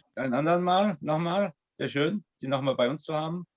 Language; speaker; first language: German; non-native, fluent; French